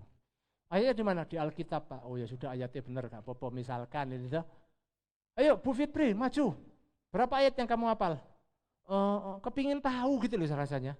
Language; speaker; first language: Indonesian; native; Indonesian